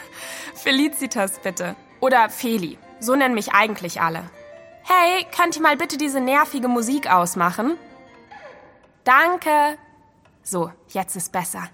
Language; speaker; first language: German; native; German